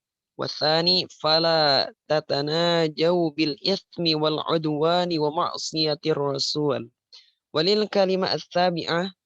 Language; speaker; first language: Arabic; non-native, learner; Indonesian